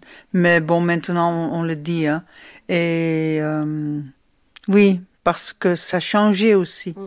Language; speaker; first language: French; non-native, fluent; Dutch